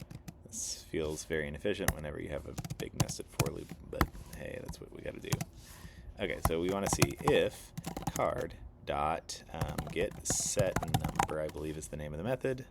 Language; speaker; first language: English; native; English